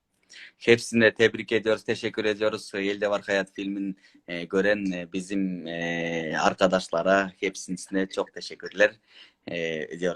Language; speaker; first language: Turkish; non-native, learner; Kyrgyz